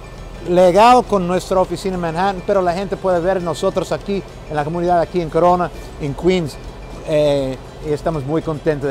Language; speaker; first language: Spanish; non-native, fluent; English